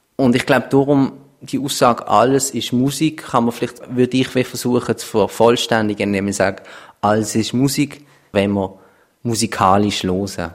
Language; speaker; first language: German; native; German